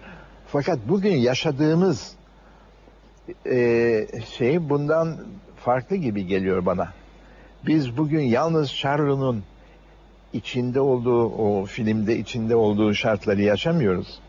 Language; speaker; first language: Turkish; native; Turkish